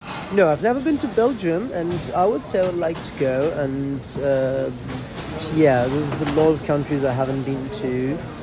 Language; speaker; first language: English; non-native, fluent; Italian